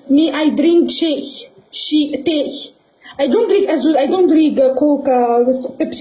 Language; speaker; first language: English; non-native, learner; Arabic